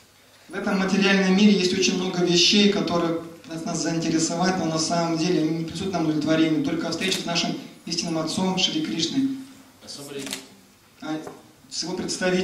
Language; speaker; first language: Russian; native; Russian